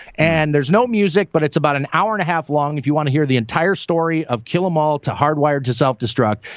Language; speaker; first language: English; native; English